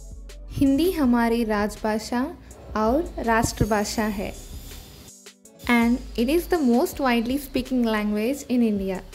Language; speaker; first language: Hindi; non-native, local second language; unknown